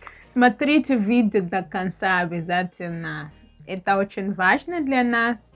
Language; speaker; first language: Russian; non-native, learner; English